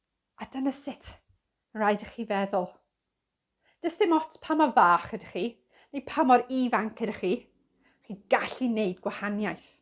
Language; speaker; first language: Welsh; non-native, fluent; English